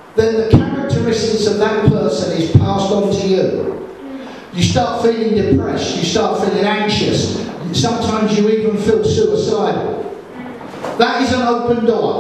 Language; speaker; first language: English; native; English